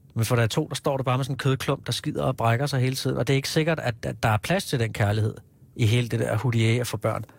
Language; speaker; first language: Danish; native; Danish